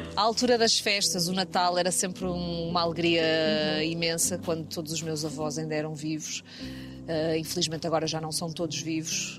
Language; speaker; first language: Portuguese; native; Portuguese